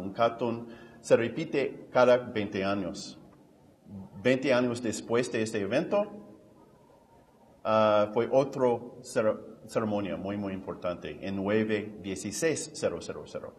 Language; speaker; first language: Spanish; non-native, fluent; English